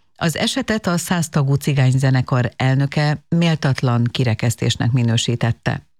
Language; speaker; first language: Hungarian; native; Hungarian